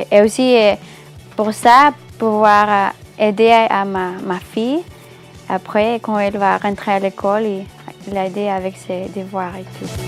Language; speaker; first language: French; non-native, learner; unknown